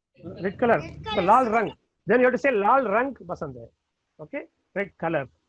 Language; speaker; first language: Hindi; non-native, learner; Tamil